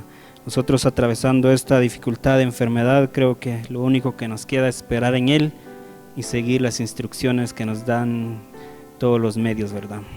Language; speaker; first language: Spanish; native; Spanish